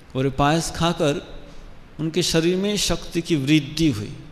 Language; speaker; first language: Hindi; non-native, local second language; Bangla